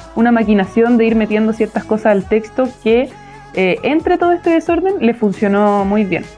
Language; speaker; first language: Spanish; native; Spanish